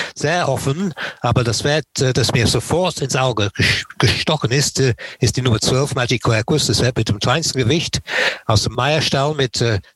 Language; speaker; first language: German; non-native, fluent; English